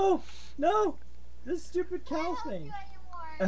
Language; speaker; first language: English; native; English